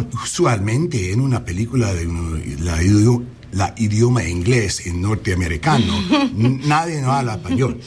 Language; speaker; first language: Spanish; early bilingual, heritage; English